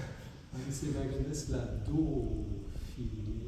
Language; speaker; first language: Romanian; non-native, fluent; French